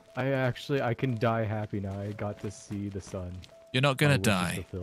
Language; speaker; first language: English; native; English